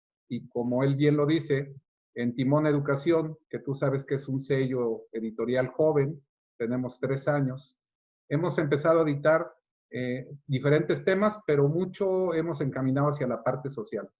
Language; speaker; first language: Spanish; native; Spanish